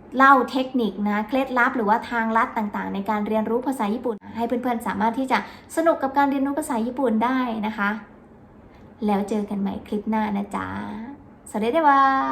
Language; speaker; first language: Thai; native; Thai